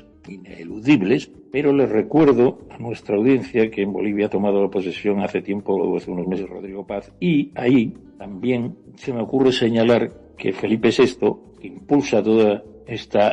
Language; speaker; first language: Spanish; native; Spanish